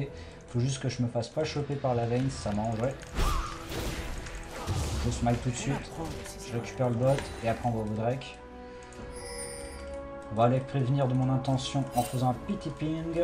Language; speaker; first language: French; native; French